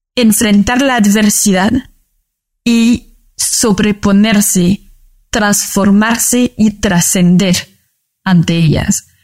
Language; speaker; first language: Spanish; non-native, fluent; French